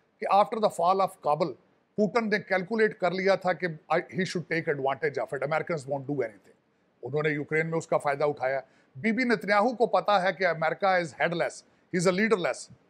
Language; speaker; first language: Urdu; non-native, local second language; Punjabi